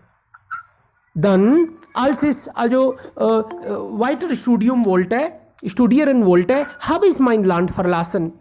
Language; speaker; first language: German; non-native, fluent; Hindi